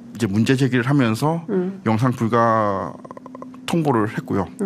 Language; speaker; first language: Korean; native; Korean